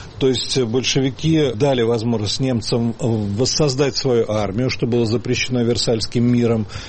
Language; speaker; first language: Russian; native; Russian